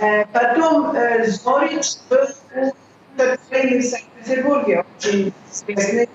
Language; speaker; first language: Russian; early bilingual, heritage; Russian